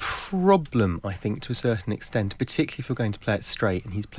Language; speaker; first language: English; native; English